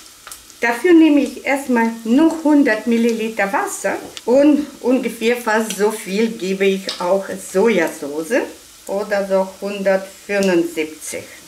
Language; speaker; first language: German; non-native, fluent; Russian